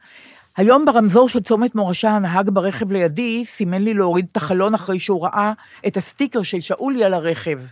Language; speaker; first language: Hebrew; native; Hebrew